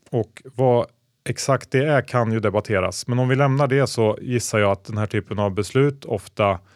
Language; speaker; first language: Swedish; native; Swedish